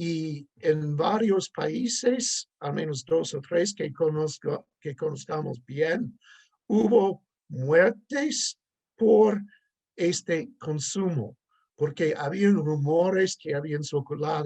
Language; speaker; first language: Spanish; non-native, fluent; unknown